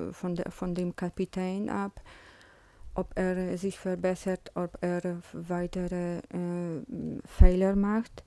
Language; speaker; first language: German; non-native, fluent; Polish